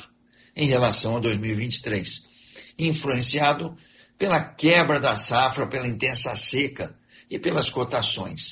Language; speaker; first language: Portuguese; native; Portuguese